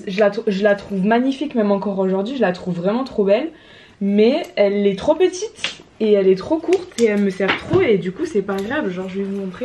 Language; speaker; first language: French; native; French